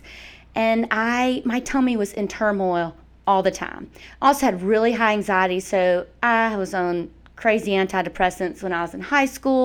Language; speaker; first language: English; native; English